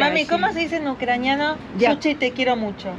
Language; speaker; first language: Spanish; native; Spanish